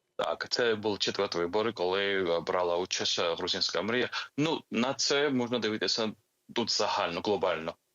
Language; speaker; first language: Ukrainian; non-native, fluent; Georgian